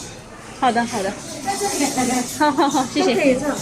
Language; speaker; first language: Chinese; non-native, learner; Urdu